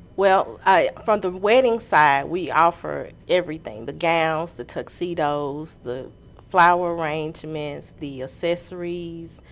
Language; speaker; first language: English; native; English